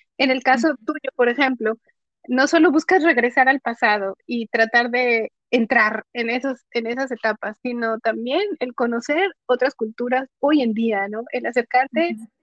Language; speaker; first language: Spanish; native; Spanish